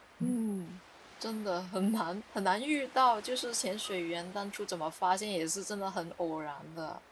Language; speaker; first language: Chinese; non-native, local second language; Cantonese